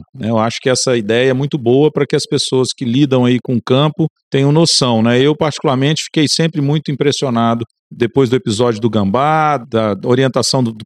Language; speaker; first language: Portuguese; native; Portuguese